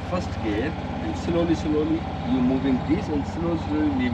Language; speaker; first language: English; non-native, learner; Hindi